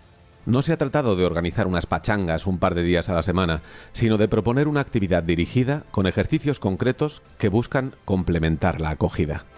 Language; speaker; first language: Spanish; native; Spanish